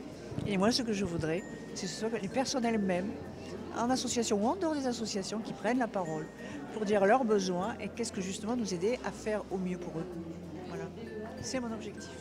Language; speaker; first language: French; native; French